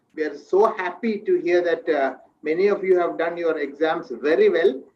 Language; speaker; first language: English; non-native, local second language; Malayalam